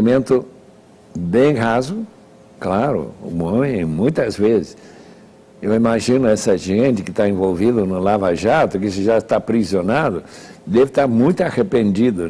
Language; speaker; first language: Portuguese; non-native, fluent; English